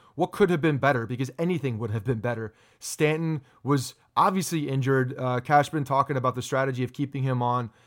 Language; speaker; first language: English; native; English